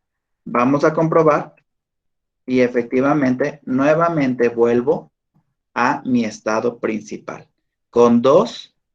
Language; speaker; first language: Spanish; native; Spanish